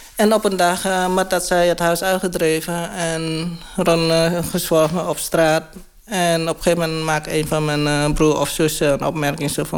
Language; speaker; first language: Dutch; non-native, learner; Khmer